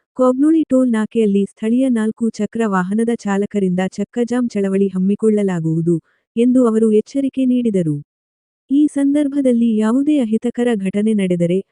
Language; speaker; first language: Kannada; non-native, local second language; Marathi